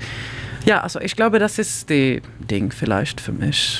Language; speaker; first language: German; non-native, learner; Swedish